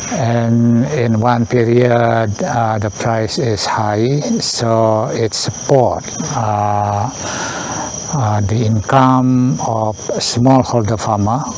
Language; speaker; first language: English; non-native, learner; Indonesian